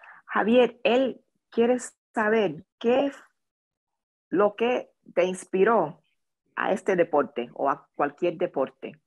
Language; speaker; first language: Spanish; early bilingual, other home language; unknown